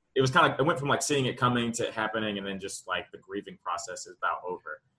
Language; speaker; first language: English; native; English